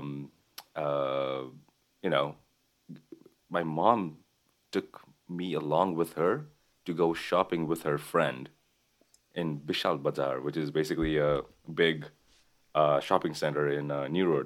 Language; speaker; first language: English; non-native, local second language; Nepali